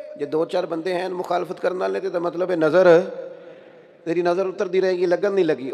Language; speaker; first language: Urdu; non-native, local second language; Punjabi